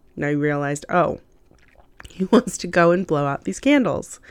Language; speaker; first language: English; early bilingual, other home language; Hindi